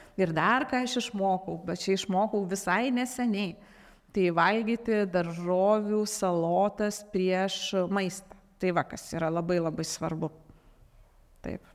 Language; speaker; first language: Lithuanian; native; Lithuanian